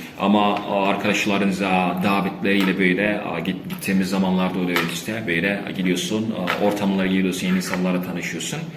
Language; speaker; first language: Turkish; non-native, fluent; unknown